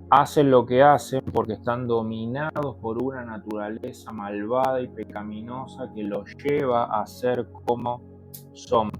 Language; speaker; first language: Spanish; native; Spanish